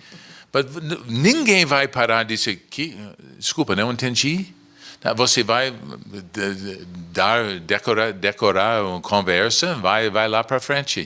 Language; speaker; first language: Portuguese; non-native, learner; English